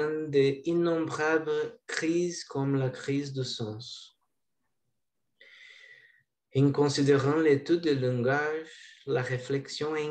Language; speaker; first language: French; non-native, learner; Portuguese